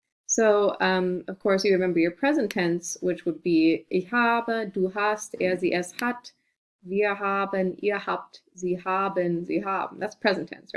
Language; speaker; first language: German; non-native, fluent; English